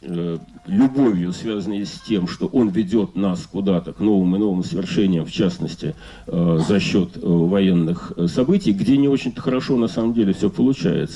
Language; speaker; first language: Russian; native; Russian